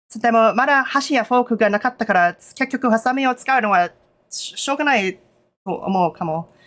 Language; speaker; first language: Japanese; non-native, learner; English